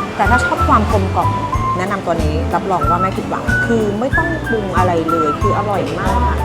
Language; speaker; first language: Thai; native; Thai